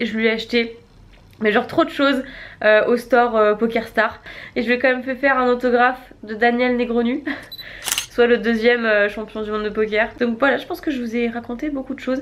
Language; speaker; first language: French; native; French